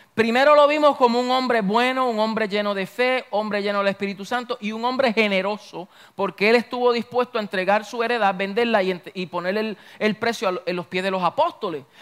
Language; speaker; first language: Spanish; early bilingual, heritage; Spanish